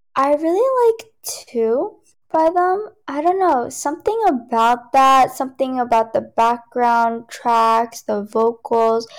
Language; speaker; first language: English; early bilingual, other home language; Cantonese